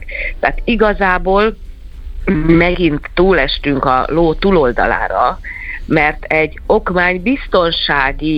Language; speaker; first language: Hungarian; native; Hungarian